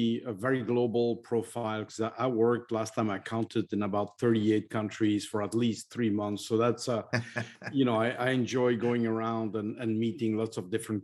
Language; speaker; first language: English; non-native, fluent; French